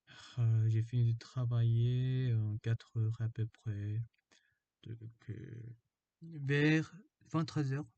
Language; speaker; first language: French; non-native, fluent; Korean